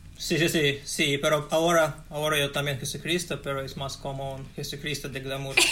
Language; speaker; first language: Spanish; non-native, learner; Russian